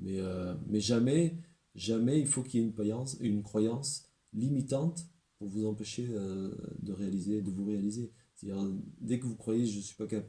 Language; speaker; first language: French; native; French